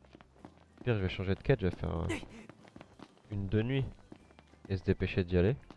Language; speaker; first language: French; native; French